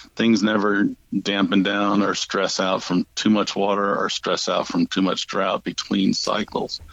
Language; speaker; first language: English; native; English